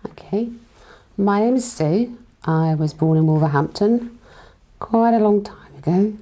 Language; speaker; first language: English; native; English